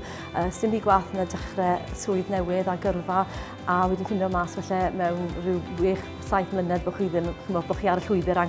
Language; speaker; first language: Welsh; native; Welsh